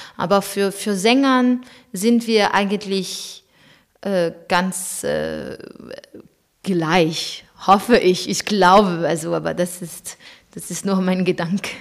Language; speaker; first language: German; non-native, fluent; French